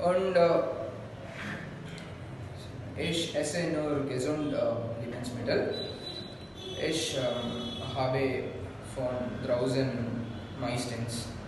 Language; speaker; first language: German; non-native, learner; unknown